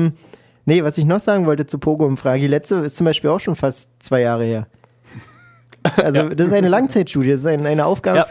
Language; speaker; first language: German; native; German